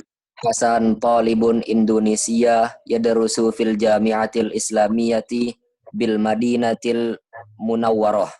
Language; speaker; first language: Arabic; non-native, learner; Indonesian